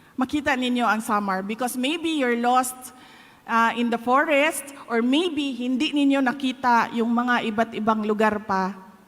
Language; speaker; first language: Filipino; non-native, local second language; Cebuano